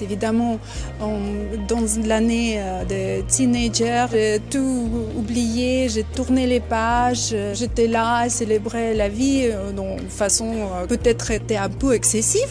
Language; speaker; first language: French; non-native, fluent; Russian